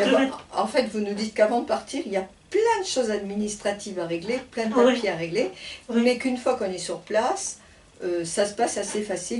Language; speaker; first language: French; native; French